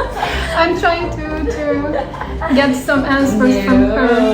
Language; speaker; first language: English; non-native, fluent; Serbian